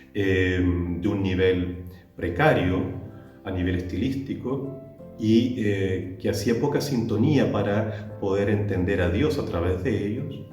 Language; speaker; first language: Spanish; native; Spanish